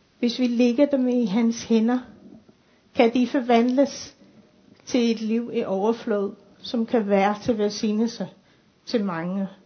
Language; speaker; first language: Danish; non-native, fluent; English